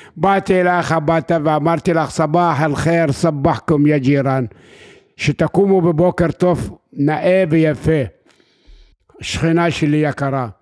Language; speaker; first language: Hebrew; non-native, fluent; Arabic